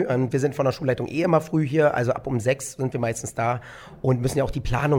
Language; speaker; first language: German; native; German